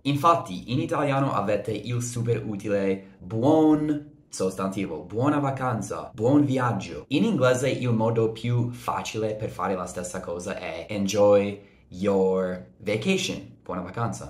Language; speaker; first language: Italian; non-native, fluent; English